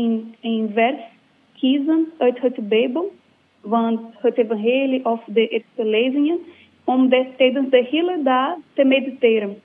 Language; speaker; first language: Dutch; non-native, learner; Portuguese